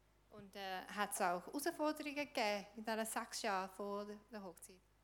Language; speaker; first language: German; non-native, fluent; English